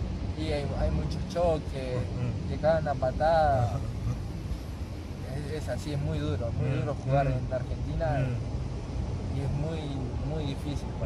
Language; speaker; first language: Spanish; non-native, fluent; Japanese